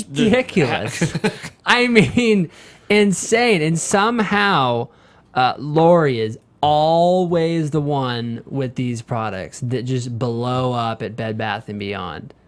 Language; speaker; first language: English; native; English